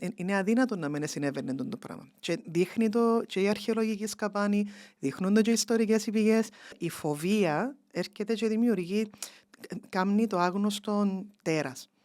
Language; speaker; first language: Greek; early bilingual, heritage; Greek